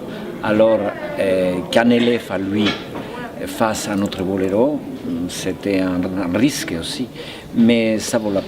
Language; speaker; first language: French; non-native, fluent; Spanish